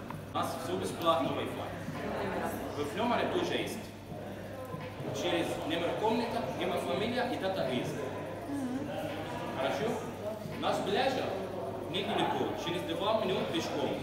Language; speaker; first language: Russian; non-native, learner; Arabic